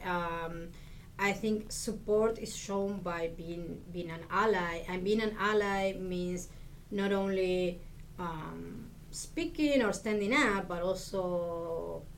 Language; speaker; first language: English; non-native, fluent; Spanish